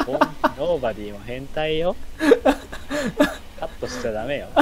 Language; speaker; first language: Japanese; native; Japanese